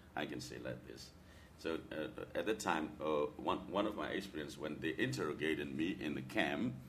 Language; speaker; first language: English; non-native, learner; Burmese